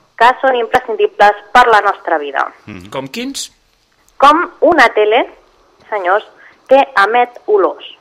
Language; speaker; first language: Catalan; native; Catalan